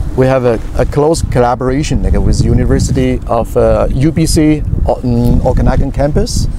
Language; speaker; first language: English; non-native, fluent; Chinese